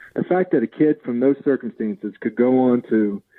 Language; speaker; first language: English; native; English